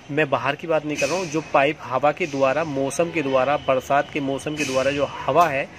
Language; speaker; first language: Hindi; native; Hindi